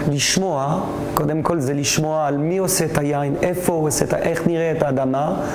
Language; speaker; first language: Hebrew; non-native, fluent; French